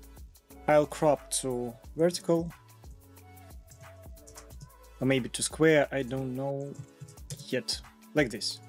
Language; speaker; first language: English; non-native, fluent; Russian